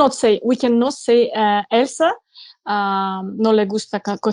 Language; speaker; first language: Spanish; non-native, learner; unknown